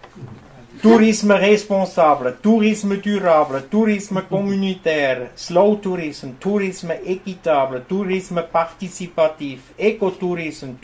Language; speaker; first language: French; non-native, fluent; German